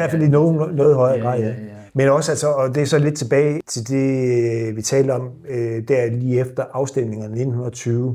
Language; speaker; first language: Danish; native; Danish